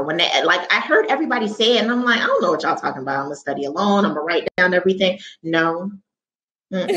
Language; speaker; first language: English; native; English